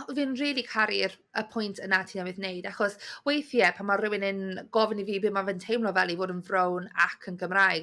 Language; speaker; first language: Welsh; native; Welsh